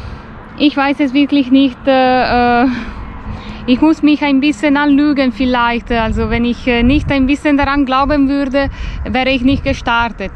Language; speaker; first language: German; non-native, fluent; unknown